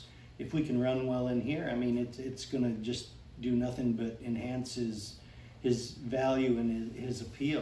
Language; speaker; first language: English; native; English